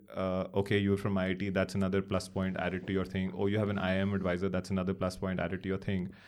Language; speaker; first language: English; non-native, local second language; Hindi